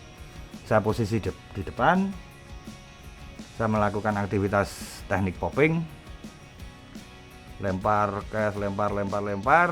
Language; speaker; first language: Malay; non-native, local second language; Javanese